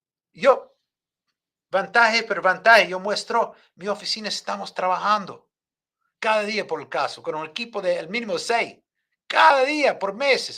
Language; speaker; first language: Spanish; non-native, fluent; English